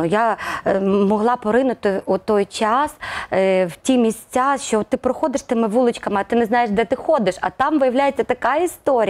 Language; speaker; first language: Ukrainian; native; Ukrainian